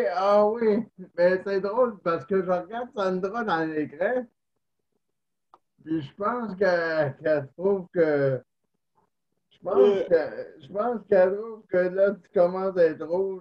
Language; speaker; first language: French; native; French